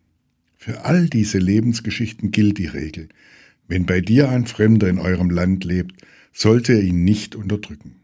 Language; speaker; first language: German; native; German